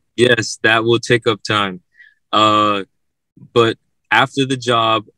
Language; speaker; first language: English; native; English